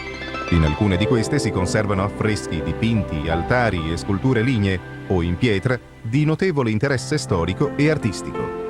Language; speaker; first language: Italian; native; Italian